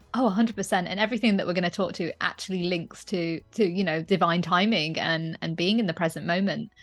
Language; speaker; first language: English; native; English